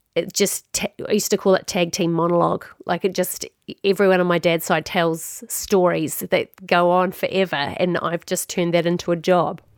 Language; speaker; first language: English; native; English